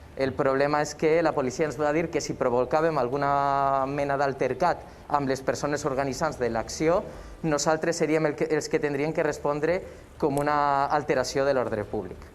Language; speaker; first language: Catalan; native; Catalan